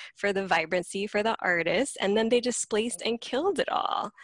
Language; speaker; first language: English; native; English